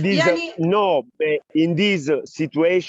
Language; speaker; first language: English; non-native, learner; Italian